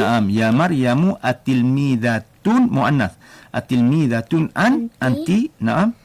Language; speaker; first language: Arabic; non-native, fluent; Malay